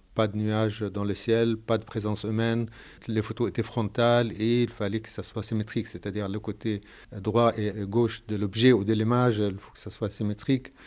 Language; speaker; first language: French; non-native, fluent; Arabic